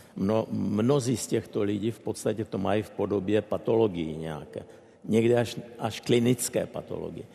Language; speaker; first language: Czech; non-native, fluent; Ukrainian